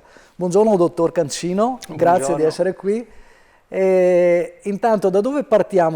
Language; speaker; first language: Italian; native; Italian